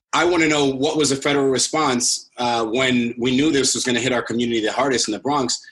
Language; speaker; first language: English; early bilingual, other home language; Spanish